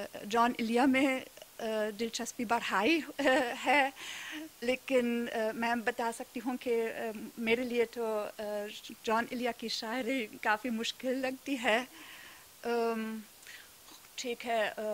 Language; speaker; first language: Urdu; non-native, fluent; German